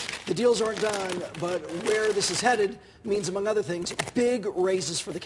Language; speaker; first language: English; native; English